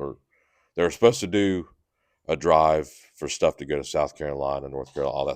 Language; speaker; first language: English; native; English